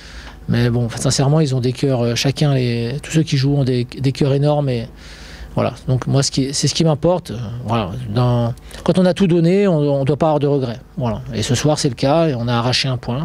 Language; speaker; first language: French; native; French